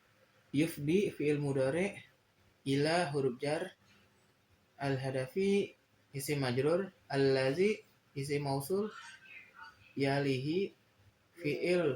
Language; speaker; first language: Arabic; non-native, learner; Indonesian